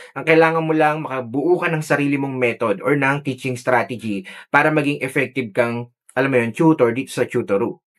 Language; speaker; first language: Filipino; native; Filipino